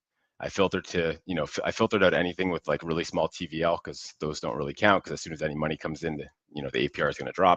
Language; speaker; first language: English; native; English